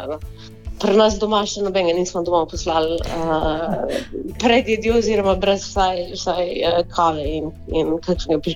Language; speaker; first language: Slovenian; early bilingual, heritage; Slovenian